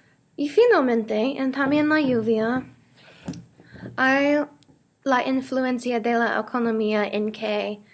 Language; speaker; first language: Spanish; non-native, learner; English